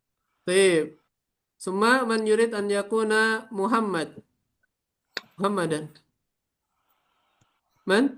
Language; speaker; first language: Arabic; non-native, learner; Indonesian